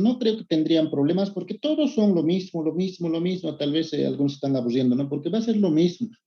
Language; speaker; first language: Spanish; native; Spanish